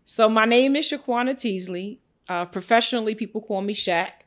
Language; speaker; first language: English; native; English